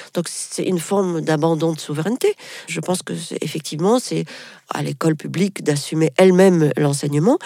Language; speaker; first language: French; non-native, local second language; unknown